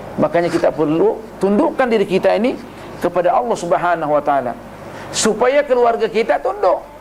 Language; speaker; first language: Malay; non-native, local second language; Buginese